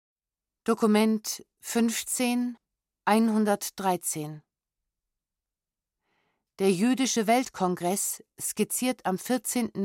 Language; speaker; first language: German; native; German